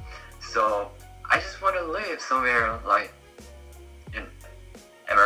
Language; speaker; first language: English; non-native, learner; Korean